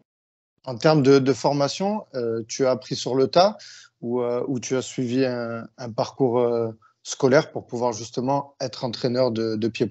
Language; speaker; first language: French; native; French